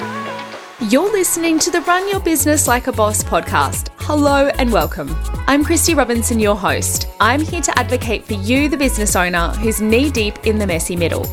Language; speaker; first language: English; native; English